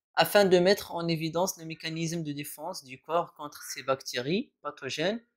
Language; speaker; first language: French; non-native, local second language; Arabic